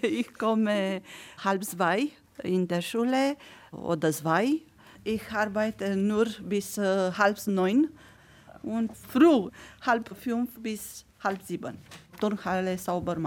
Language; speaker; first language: German; non-native, learner; Romanian